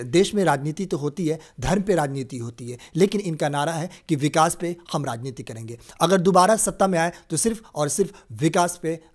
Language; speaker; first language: Hindi; native; Hindi